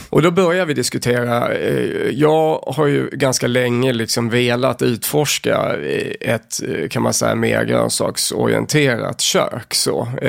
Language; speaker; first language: Swedish; native; Swedish